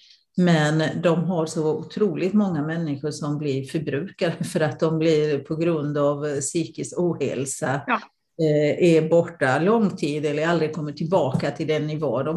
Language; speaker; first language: Swedish; non-native, fluent; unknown